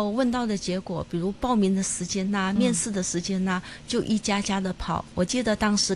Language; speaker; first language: Chinese; native; Chinese